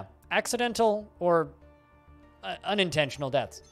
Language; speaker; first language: English; native; English